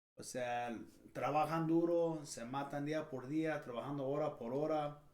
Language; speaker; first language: Spanish; early bilingual, heritage; Spanish